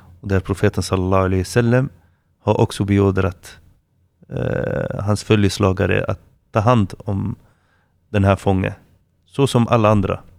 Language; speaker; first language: Swedish; non-native, fluent; Arabic